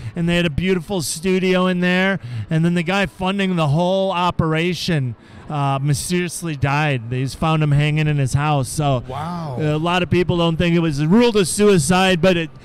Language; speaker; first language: English; native; English